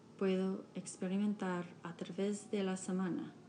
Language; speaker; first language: Spanish; non-native, learner; English